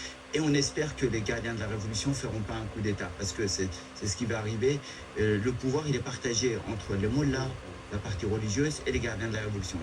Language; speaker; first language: French; early bilingual, other home language; Persian